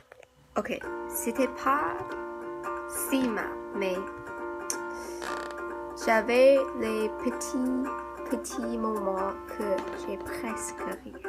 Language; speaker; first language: French; non-native, learner; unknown